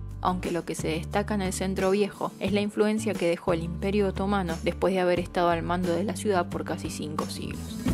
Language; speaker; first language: Spanish; native; Spanish